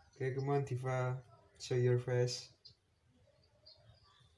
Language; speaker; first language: English; non-native, learner; Indonesian